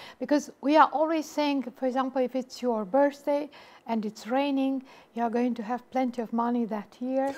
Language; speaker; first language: English; non-native, fluent; Romanian